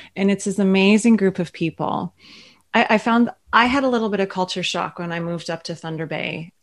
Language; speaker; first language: English; native; English